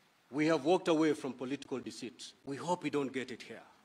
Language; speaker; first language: English; non-native, local second language; Giryama